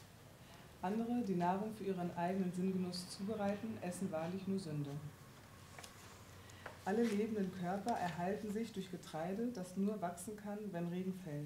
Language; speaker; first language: German; native; German